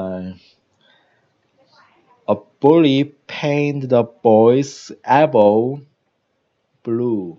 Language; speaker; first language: English; non-native, learner; Korean